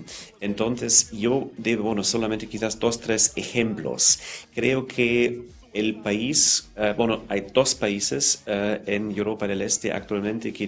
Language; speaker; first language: Spanish; non-native, fluent; German